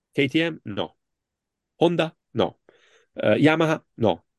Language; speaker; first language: English; non-native, fluent; Italian